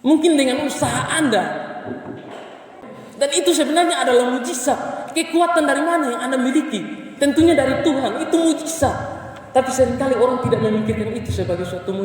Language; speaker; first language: Indonesian; non-native, local second language; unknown